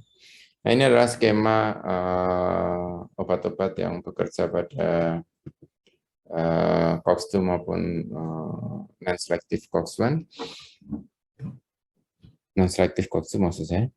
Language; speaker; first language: Indonesian; native; Indonesian